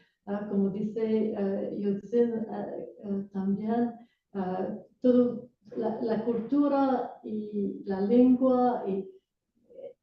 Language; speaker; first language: Spanish; non-native, learner; French